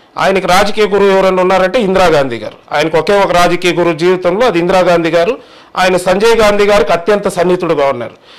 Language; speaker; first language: Telugu; native; Telugu